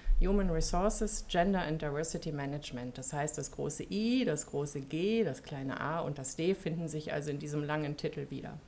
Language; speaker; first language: German; early bilingual, other home language; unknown